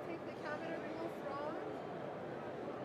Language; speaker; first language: English; non-native, fluent; Persian